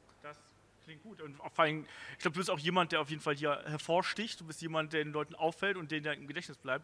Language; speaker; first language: German; native; German